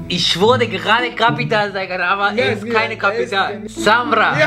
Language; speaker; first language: German; non-native, learner; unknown